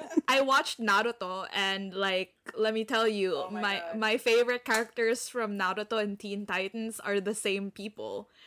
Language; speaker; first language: English; non-native, local second language; Filipino